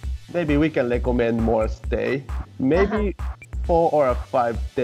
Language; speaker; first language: English; non-native, learner; Japanese